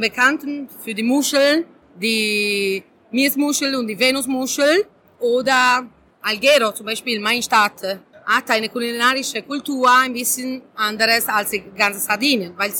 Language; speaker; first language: German; non-native, learner; Catalan